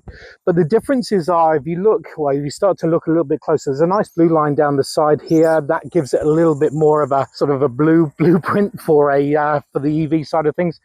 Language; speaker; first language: English; native; English